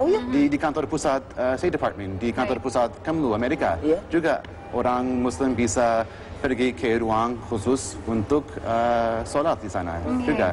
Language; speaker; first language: Indonesian; non-native, fluent; English